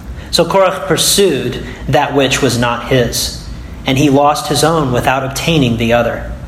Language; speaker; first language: English; native; English